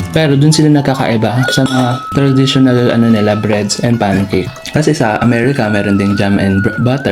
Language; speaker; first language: Filipino; native; Filipino